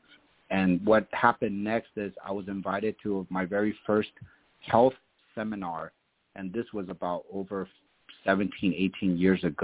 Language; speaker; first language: English; early bilingual, other home language; German